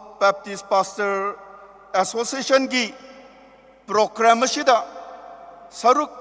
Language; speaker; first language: Manipuri; non-native, local second language; Tangkhul Naga (India)